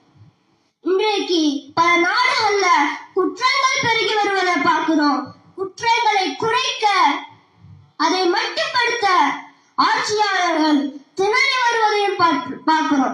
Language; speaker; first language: Tamil; native; Tamil